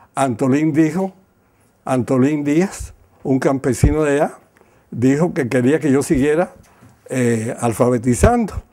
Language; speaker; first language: Spanish; native; Spanish